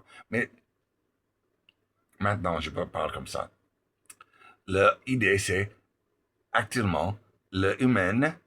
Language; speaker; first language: French; non-native, learner; English